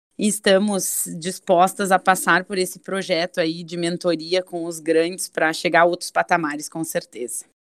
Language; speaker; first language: Portuguese; native; Portuguese